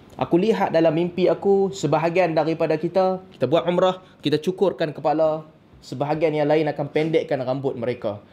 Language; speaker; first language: Malay; native; Malay